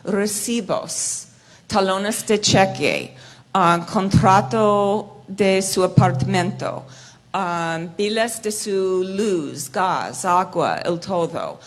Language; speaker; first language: Spanish; non-native, fluent; English